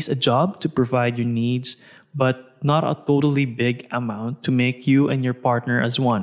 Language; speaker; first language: English; non-native, local second language; Filipino